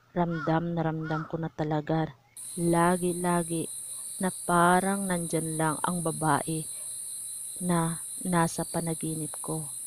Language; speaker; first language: Filipino; native; Filipino